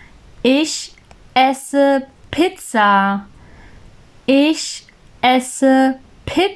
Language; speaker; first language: German; non-native, fluent; Urdu